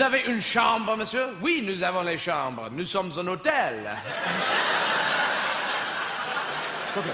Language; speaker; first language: French; non-native, fluent; English